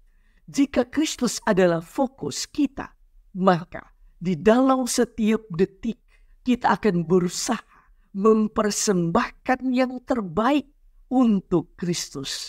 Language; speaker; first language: Indonesian; native; Indonesian